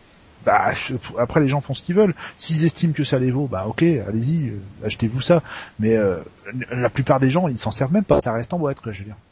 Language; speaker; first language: French; native; French